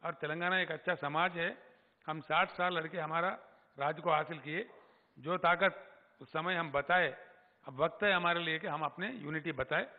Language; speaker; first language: Hindi; non-native, local second language; Telugu